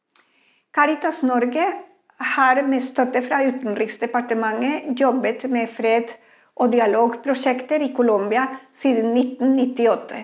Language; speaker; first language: Norwegian; non-native, fluent; Spanish